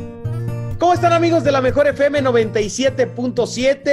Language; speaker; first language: Spanish; native; Spanish